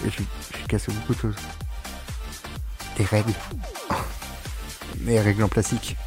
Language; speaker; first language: French; native; French